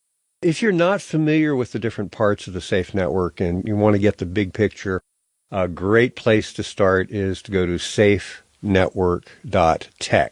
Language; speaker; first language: English; native; English